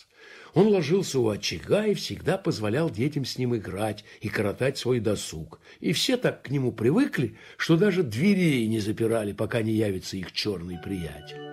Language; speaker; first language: Russian; native; Russian